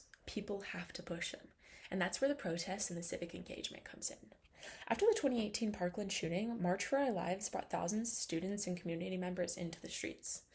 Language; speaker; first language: English; native; English